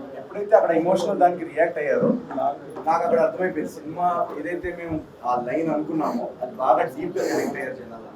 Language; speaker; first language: Telugu; native; Telugu